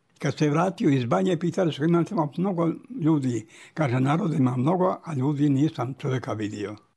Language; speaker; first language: Serbian; native; Serbian